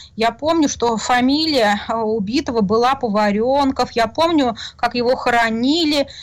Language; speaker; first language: Russian; native; Russian